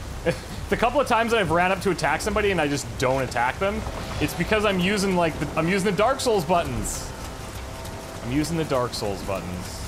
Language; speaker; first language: English; native; English